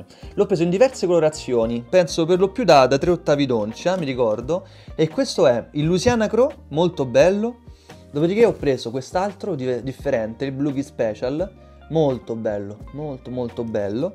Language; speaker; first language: Italian; native; Italian